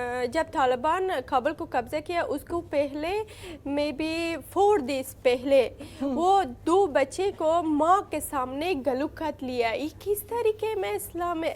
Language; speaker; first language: Hindi; non-native, learner; Persian